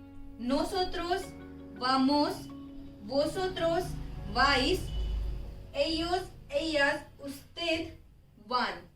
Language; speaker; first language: Spanish; non-native, fluent; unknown